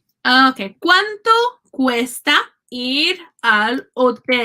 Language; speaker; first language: Spanish; non-native, fluent; English